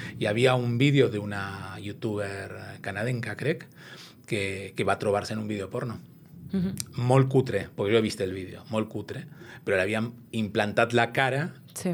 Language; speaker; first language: Catalan; non-native, local second language; Spanish